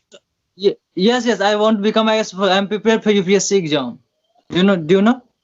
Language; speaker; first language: English; non-native, learner; Hindi